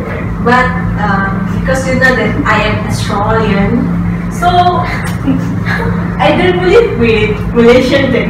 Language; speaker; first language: English; non-native, local second language; Malay